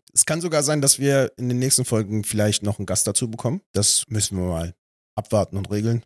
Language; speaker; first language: German; native; German